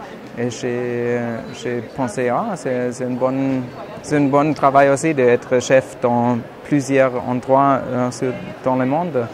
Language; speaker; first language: French; non-native, fluent; German